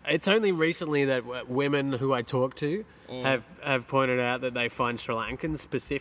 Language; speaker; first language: English; native; English